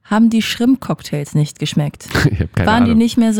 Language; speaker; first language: German; native; German